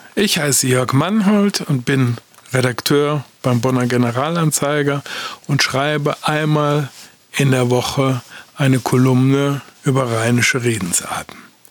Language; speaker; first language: German; native; German